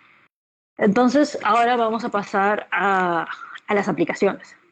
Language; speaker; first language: Spanish; native; Spanish